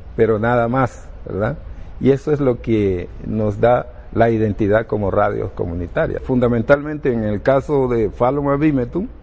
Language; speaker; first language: Spanish; non-native, local second language; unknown